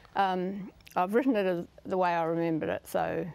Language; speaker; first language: English; native; English